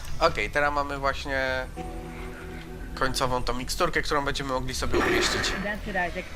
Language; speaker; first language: Polish; native; Polish